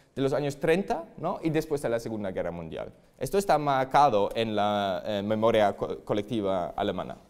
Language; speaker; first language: Spanish; non-native, fluent; German